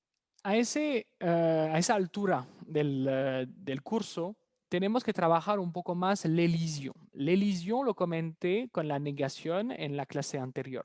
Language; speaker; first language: Spanish; non-native, fluent; French